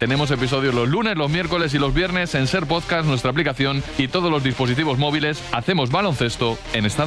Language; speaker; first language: Spanish; native; Spanish